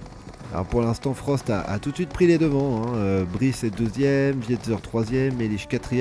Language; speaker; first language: French; native; French